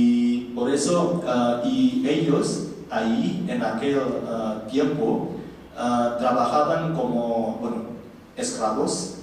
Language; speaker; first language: Spanish; non-native, learner; Indonesian